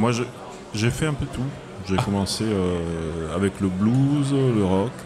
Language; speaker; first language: French; early bilingual, other home language; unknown